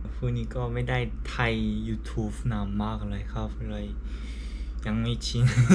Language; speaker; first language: Thai; non-native, learner; Korean